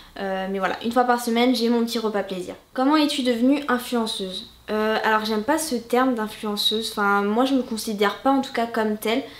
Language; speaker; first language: French; native; French